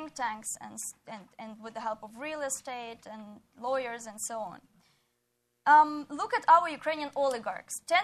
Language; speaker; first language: English; non-native, fluent; Ukrainian